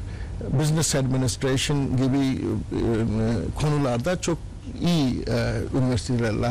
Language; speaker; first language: Turkish; non-native, learner; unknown